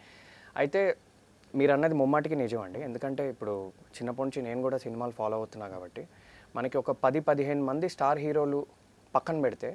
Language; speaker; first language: Telugu; native; Telugu